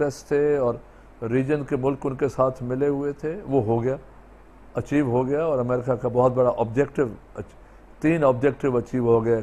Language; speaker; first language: Urdu; non-native, local second language; Sindhi